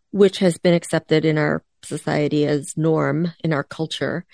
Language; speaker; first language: English; native; English